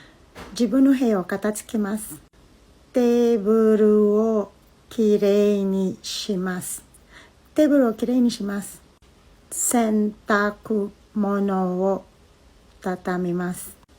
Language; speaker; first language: Japanese; non-native, fluent; Filipino